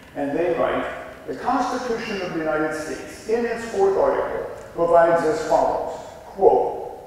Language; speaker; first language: English; native; English